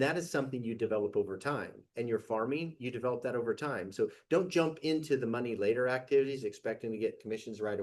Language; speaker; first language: English; native; English